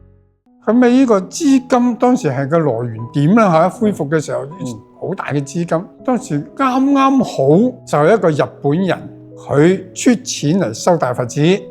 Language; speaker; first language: Cantonese; native; Cantonese